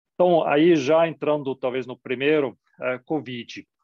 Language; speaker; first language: Portuguese; non-native, fluent; German